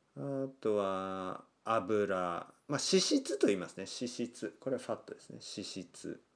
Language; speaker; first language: Japanese; native; Japanese